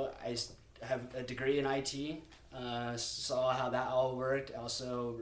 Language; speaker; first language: English; native; English